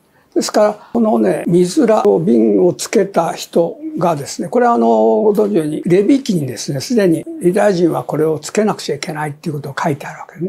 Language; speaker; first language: Japanese; native; Japanese